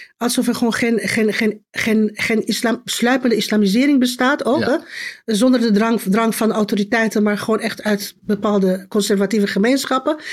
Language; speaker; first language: Dutch; non-native, fluent; Romanian